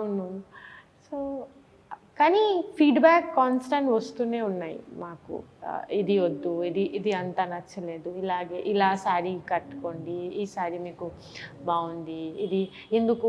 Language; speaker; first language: Telugu; non-native, fluent; Bangla